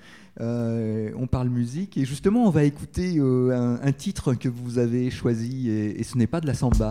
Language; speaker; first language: French; native; French